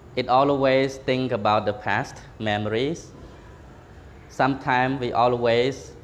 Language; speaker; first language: English; non-native, fluent; Khmer